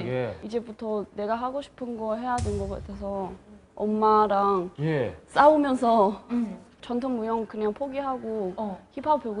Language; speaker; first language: Korean; non-native, fluent; Chinese